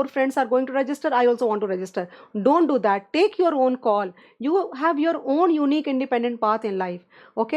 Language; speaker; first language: English; non-native, local second language; Hindi